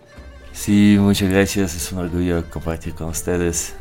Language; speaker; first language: Spanish; non-native, learner; Russian